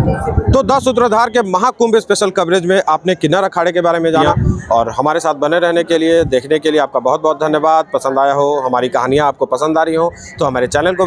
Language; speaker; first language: Hindi; native; Hindi